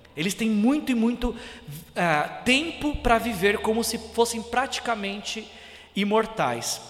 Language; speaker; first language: Portuguese; native; Portuguese